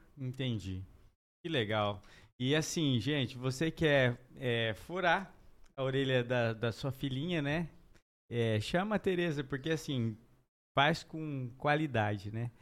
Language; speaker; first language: Portuguese; native; Portuguese